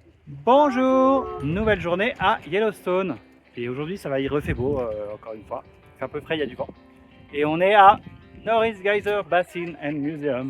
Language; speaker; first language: French; native; French